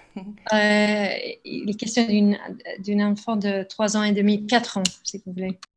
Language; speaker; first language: French; non-native, fluent; Spanish